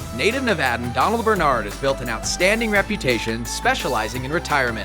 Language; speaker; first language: English; native; English